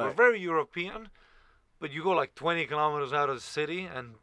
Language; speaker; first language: English; non-native, fluent; Estonian